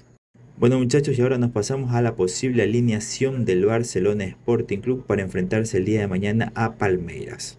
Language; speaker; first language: Spanish; native; Spanish